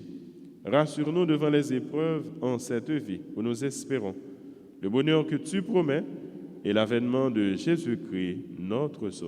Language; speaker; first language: French; non-native, local second language; Haitian Creole